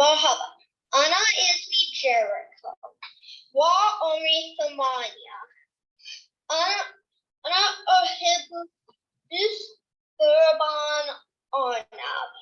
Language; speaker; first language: Arabic; non-native, learner; English